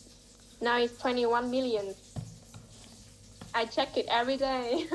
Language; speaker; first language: English; non-native, fluent; Vietnamese